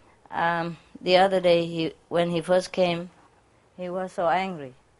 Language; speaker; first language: English; non-native, fluent; Vietnamese